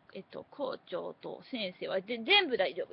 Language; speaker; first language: Japanese; non-native, learner; English